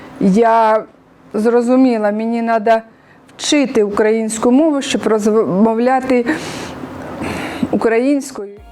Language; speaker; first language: Ukrainian; non-native, local second language; Russian